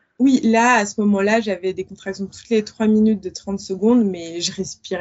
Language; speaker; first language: French; native; French